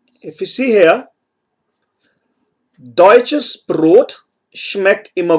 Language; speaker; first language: German; non-native, fluent; Hindi